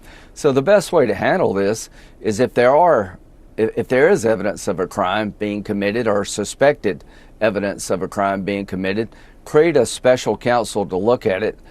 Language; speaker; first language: English; native; English